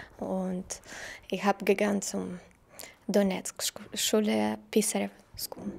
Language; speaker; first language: German; non-native, learner; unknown